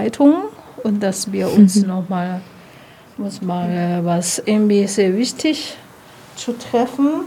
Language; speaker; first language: German; non-native, learner; Chinese